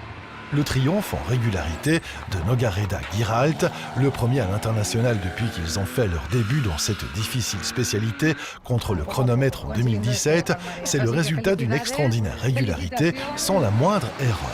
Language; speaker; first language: French; native; French